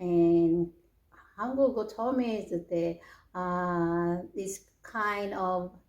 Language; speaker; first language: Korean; non-native, learner; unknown